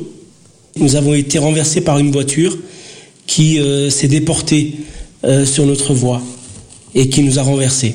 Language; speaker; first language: French; early bilingual, other home language; Portuguese